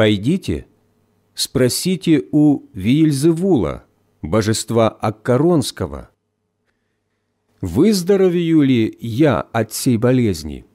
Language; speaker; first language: Russian; native; Russian